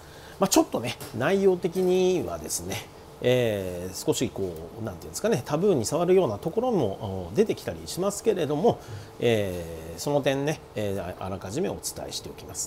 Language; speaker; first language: Japanese; native; Japanese